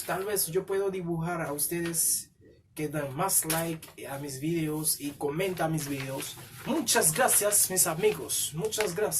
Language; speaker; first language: Spanish; non-native, learner; Haitian Creole